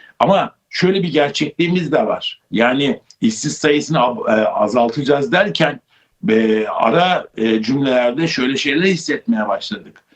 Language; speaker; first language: Turkish; native; Turkish